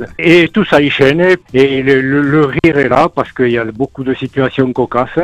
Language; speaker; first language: French; native; French